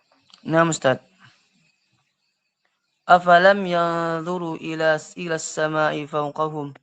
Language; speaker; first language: Arabic; non-native, learner; Indonesian